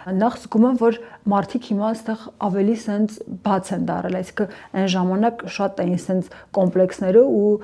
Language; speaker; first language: Armenian; early bilingual, heritage; Armenian